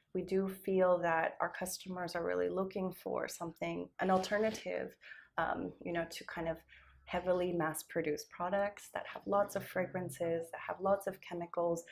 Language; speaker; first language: English; native; English